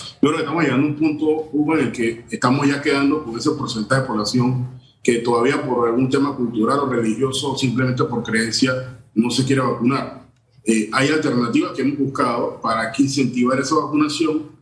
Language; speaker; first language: Spanish; native; Spanish